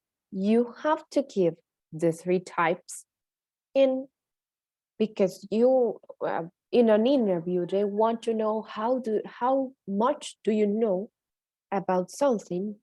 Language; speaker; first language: English; non-native, fluent; Spanish